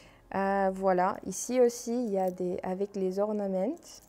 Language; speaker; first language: French; non-native, fluent; Armenian